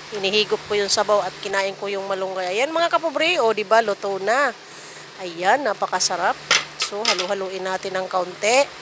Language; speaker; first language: Filipino; non-native, local second language; Cebuano